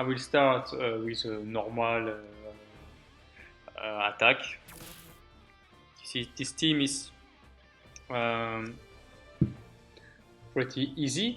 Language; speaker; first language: English; non-native, learner; French